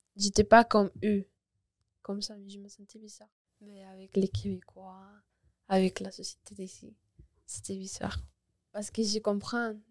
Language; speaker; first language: French; non-native, learner; Spanish